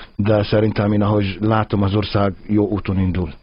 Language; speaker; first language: Hungarian; non-native, fluent; Arabic